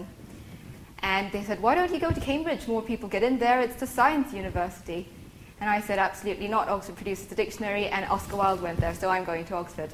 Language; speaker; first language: English; native; English